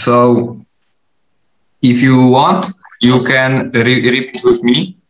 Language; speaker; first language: English; non-native, learner; Polish